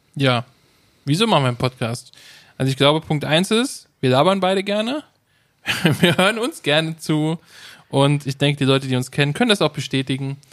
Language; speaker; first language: German; native; German